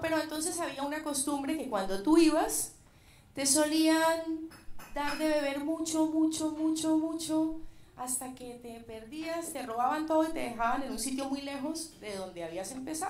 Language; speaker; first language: Spanish; native; Spanish